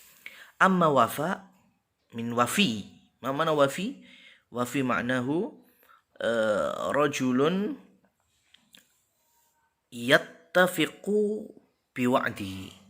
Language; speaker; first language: Arabic; non-native, fluent; Indonesian